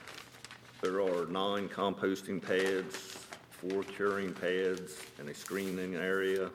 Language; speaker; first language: English; native; English